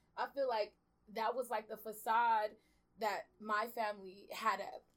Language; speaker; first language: English; early bilingual, other home language; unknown